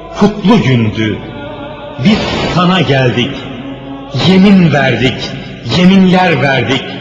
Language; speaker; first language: Turkish; native; Turkish